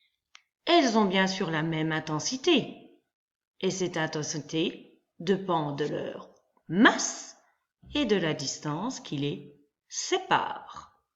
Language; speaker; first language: French; native; French